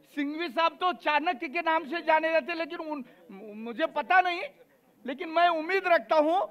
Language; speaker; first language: Hindi; native; Hindi